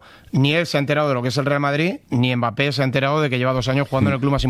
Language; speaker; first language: Spanish; native; Spanish